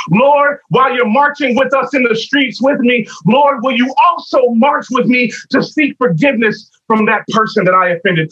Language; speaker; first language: English; native; English